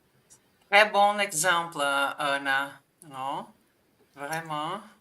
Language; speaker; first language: French; non-native, fluent; Portuguese